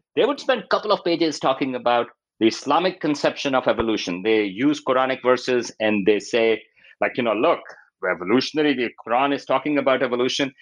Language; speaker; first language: English; non-native, local second language; Urdu